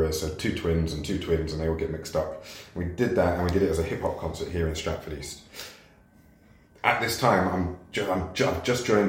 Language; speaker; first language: English; native; English